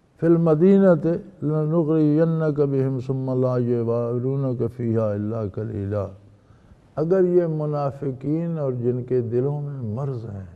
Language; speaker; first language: Urdu; non-native, local second language; Punjabi